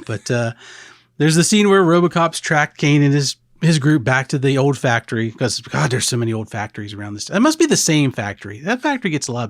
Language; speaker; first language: English; native; English